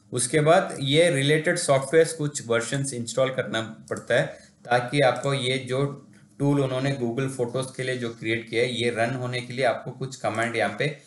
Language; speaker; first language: Hindi; non-native, local second language; Tamil